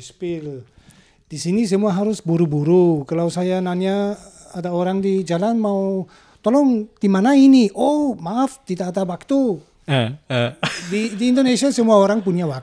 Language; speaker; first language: Indonesian; non-native, learner; German